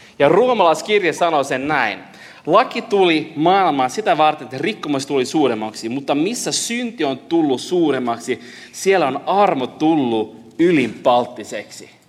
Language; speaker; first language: Finnish; early bilingual, heritage; Finnish